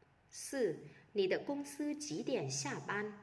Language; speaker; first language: Chinese; non-native, fluent; Vietnamese